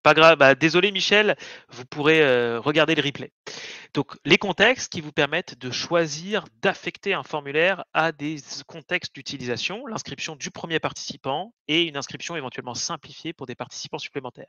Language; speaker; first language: French; native; French